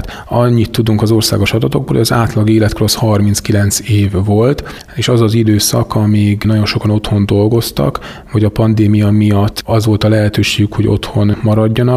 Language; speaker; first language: Hungarian; native; Hungarian